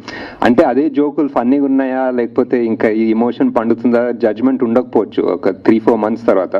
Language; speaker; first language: Telugu; native; Telugu